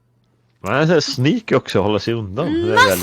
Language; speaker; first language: Swedish; native; Swedish